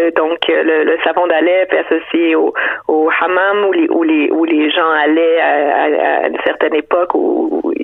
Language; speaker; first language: French; native; French